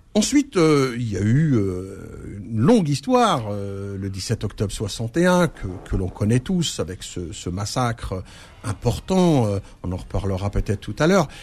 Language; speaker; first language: French; early bilingual, other home language; Arabic